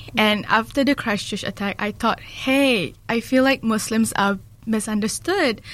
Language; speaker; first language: English; early bilingual, other home language; Malay